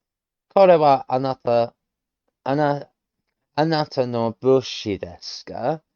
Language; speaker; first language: Japanese; non-native, learner; English